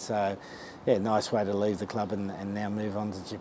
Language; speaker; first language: English; native; English